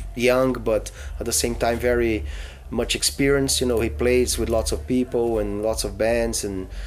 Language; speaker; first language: English; non-native, fluent; Portuguese